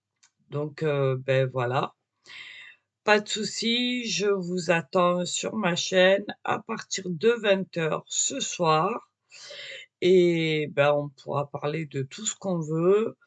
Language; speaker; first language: French; native; French